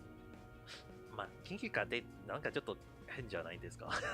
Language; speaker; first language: Japanese; non-native, fluent; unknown